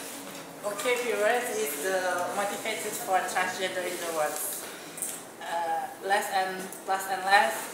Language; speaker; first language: English; non-native, learner; Indonesian